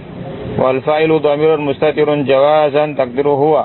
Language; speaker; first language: Arabic; non-native, fluent; Indonesian